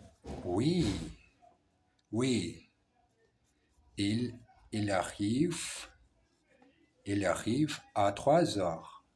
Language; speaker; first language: French; non-native, learner; Portuguese